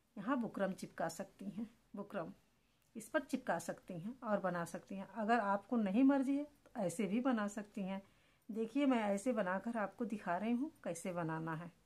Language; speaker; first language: Hindi; native; Hindi